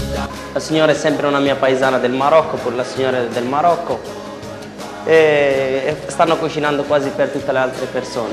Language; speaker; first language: Italian; non-native, fluent; Arabic